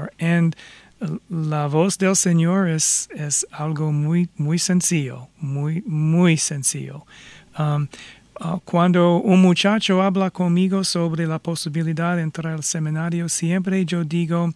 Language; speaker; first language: Spanish; non-native, fluent; English